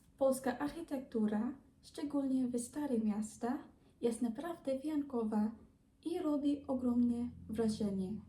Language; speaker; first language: Polish; non-native, learner; Filipino